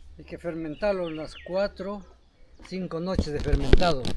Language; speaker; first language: Spanish; native; Spanish